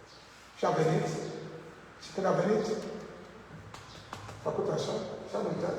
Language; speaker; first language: Romanian; non-native, learner; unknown